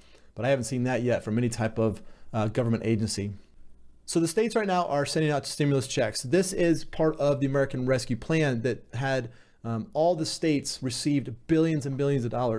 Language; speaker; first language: English; native; English